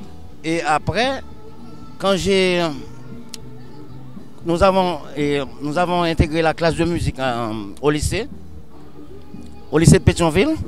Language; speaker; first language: French; non-native, local second language; Haitian Creole